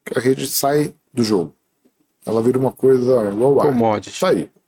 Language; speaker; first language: Portuguese; native; Portuguese